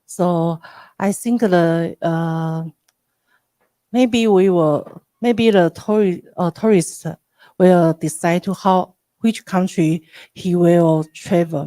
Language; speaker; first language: English; non-native, learner; Chinese